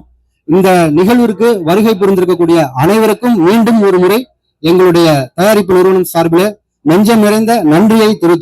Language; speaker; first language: Tamil; native; Tamil